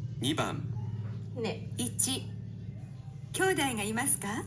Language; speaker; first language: Japanese; non-native, fluent; Burmese